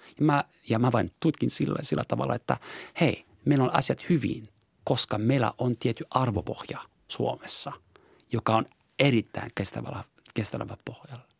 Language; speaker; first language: Finnish; non-native, fluent; French